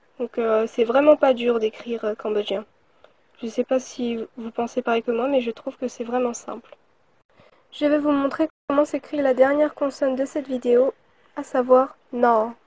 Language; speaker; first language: French; early bilingual, other home language; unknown